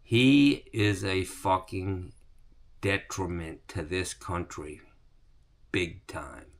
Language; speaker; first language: English; native; English